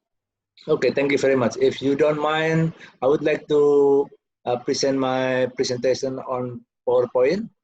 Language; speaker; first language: English; non-native, learner; Malay